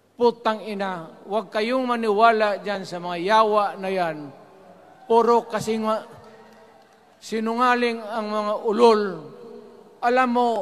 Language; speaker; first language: Filipino; non-native, local second language; Cebuano